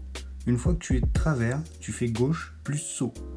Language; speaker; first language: French; native; French